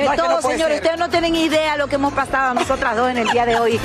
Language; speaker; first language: Spanish; native; Spanish